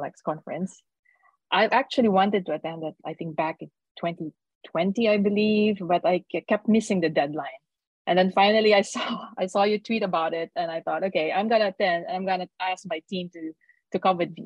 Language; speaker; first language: English; non-native, local second language; Filipino